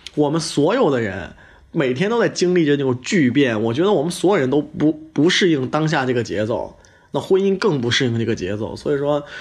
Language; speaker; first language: Chinese; native; Chinese